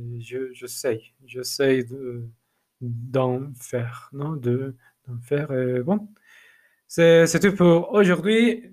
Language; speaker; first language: French; non-native, learner; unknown